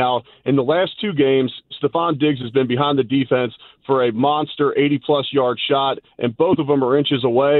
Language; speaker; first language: English; native; English